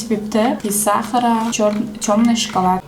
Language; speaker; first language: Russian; non-native, local second language; Kazakh